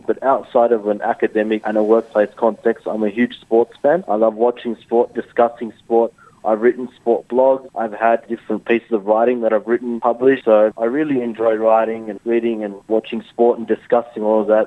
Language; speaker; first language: English; native; English